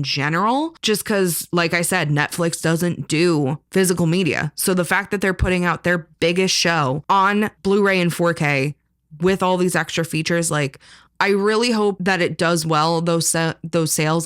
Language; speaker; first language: English; native; English